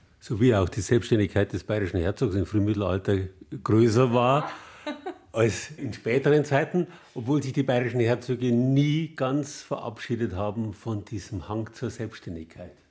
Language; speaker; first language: German; native; German